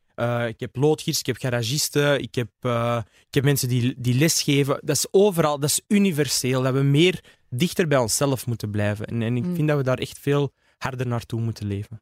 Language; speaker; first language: Dutch; early bilingual, other home language; Arabic